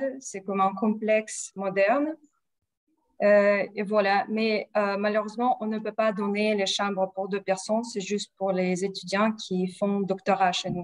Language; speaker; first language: French; non-native, fluent; Russian